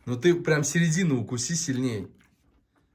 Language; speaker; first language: Russian; native; Russian